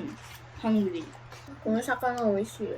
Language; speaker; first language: Japanese; non-native, local second language; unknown